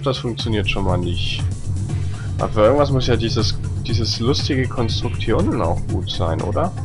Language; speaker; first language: German; native; German